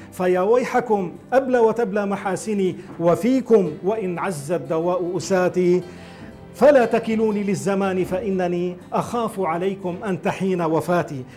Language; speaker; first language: Arabic; native; Arabic